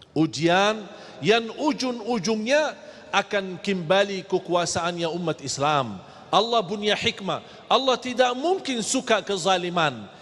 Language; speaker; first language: Malay; non-native, fluent; Arabic